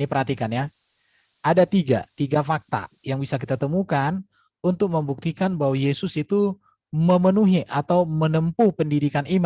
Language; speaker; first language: Indonesian; native; Indonesian